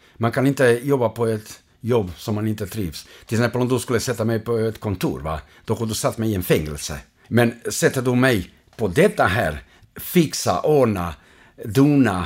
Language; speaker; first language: Swedish; non-native, fluent; Croatian